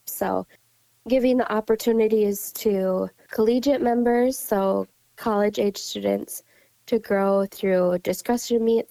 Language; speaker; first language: English; native; English